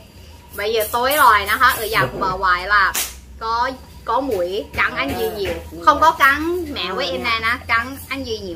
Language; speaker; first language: Vietnamese; non-native, learner; Thai